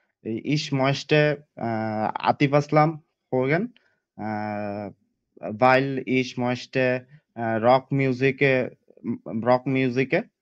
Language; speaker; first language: German; non-native, learner; Bangla